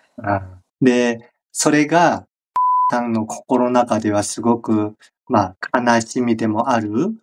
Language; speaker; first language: Japanese; non-native, fluent; Korean